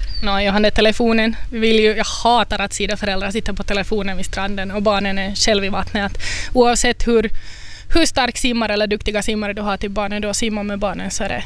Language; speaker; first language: Swedish; native; Swedish